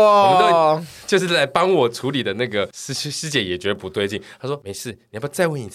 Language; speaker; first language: Chinese; native; Chinese